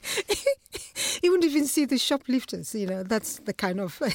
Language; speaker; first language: English; non-native, local second language; Igbo